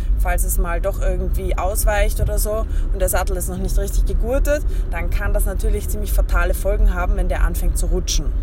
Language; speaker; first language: German; native; German